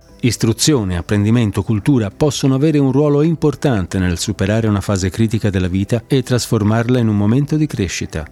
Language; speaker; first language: Italian; native; Italian